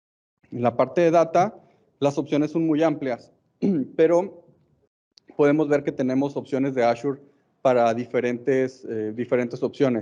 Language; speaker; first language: Spanish; native; Spanish